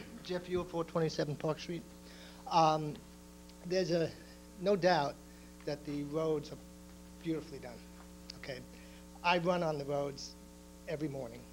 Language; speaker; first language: English; native; English